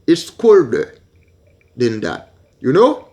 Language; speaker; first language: English; non-native, learner; Haitian Creole